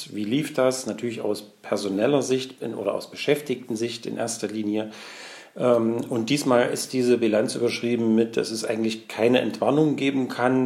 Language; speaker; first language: German; native; German